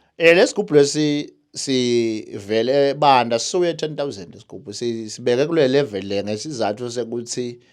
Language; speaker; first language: Zulu; native; Zulu